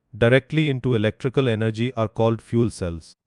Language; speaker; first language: English; non-native, local second language; Malayalam